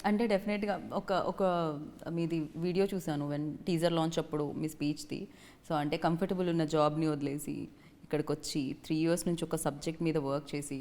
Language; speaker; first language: Telugu; native; Telugu